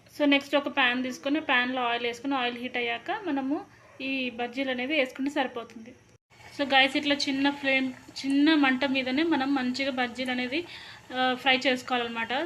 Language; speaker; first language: Telugu; non-native, local second language; Lambadi